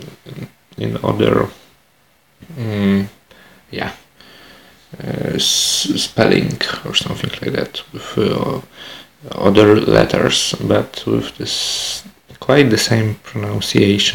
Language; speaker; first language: English; non-native, fluent; Polish